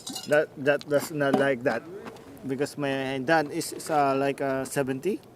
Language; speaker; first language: English; non-native, local second language; Filipino